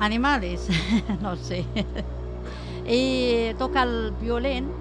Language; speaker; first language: Spanish; non-native, learner; Arabic